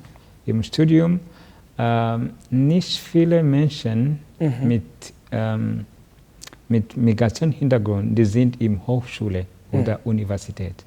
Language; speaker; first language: German; non-native, learner; Kinyarwanda